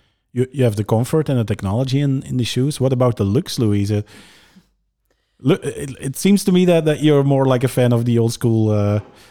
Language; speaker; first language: English; non-native, fluent; Dutch